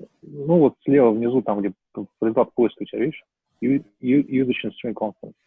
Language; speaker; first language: Russian; native; Russian